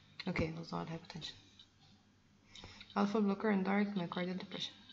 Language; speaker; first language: English; non-native, fluent; Arabic